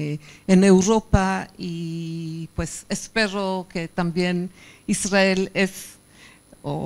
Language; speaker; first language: Spanish; non-native, fluent; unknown